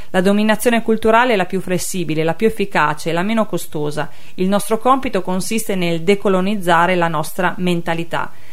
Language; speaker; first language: Italian; native; Italian